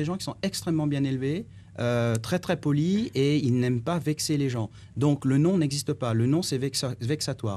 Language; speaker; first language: French; native; French